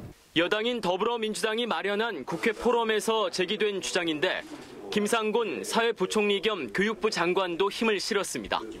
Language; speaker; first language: Korean; native; Korean